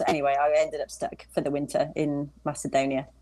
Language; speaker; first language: English; native; English